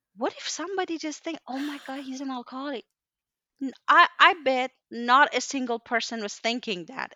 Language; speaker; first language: English; non-native, fluent; Persian